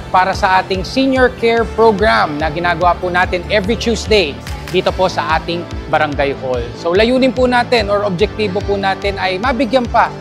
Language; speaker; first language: Filipino; native; Filipino